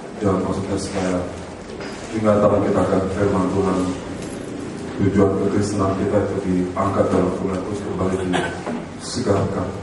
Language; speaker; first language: Indonesian; native; Indonesian